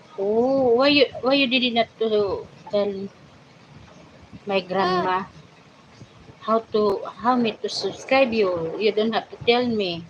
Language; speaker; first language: English; non-native, learner; Filipino